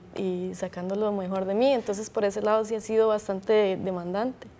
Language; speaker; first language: Spanish; native; Spanish